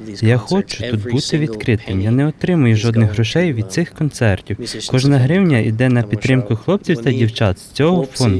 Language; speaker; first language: Ukrainian; non-native, learner; English